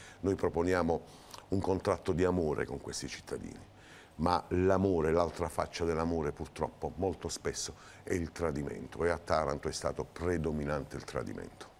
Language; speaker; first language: Italian; native; Italian